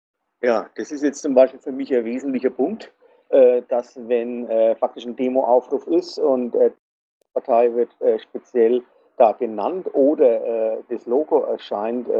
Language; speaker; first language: German; native; German